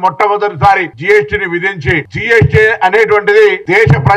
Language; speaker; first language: Telugu; native; Telugu